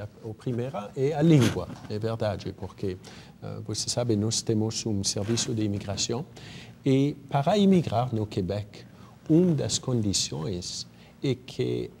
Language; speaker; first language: Portuguese; non-native, fluent; French